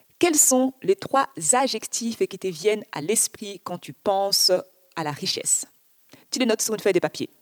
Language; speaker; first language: French; early bilingual, other home language; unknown